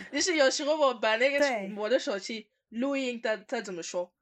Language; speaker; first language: Chinese; non-native, learner; French